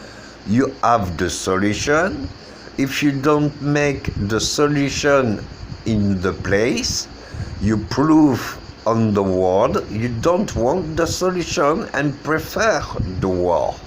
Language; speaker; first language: English; non-native, learner; French